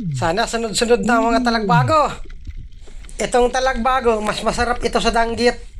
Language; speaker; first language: Filipino; non-native, local second language; Bikol